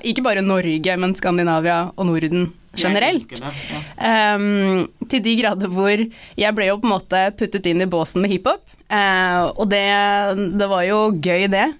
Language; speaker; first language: Norwegian; native; Norwegian